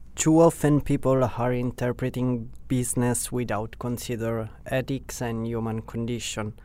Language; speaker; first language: English; non-native, learner; Italian